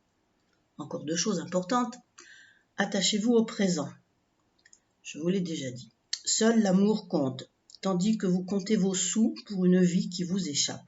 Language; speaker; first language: French; native; French